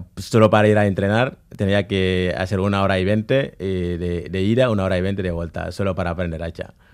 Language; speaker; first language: Spanish; non-native, fluent; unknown